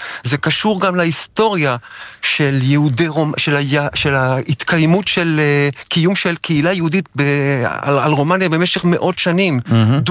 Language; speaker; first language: Hebrew; native; Hebrew